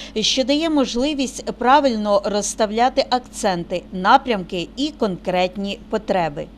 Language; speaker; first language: Ukrainian; native; Ukrainian